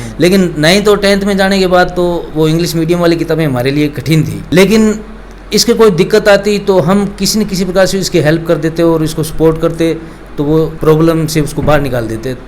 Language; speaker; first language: Hindi; native; Hindi